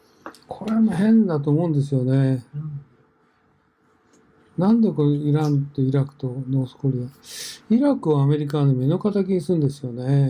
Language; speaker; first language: Japanese; native; Japanese